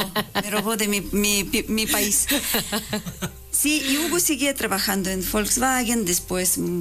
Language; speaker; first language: Spanish; non-native, fluent; Russian